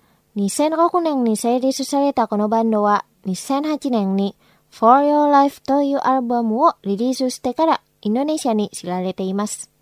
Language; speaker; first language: Japanese; non-native, fluent; Indonesian